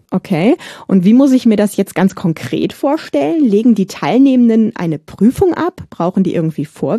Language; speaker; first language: German; native; German